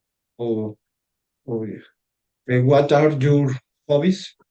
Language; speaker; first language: English; non-native, learner; Spanish